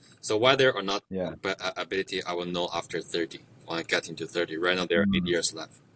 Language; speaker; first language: English; non-native, fluent; Chinese